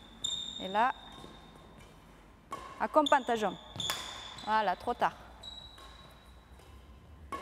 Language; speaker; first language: French; native; French